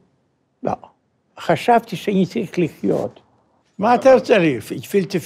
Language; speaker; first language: Hebrew; non-native, fluent; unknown